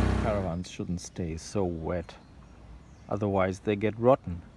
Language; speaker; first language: English; non-native, fluent; German